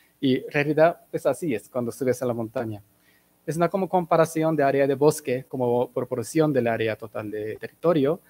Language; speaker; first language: Spanish; non-native, fluent; Japanese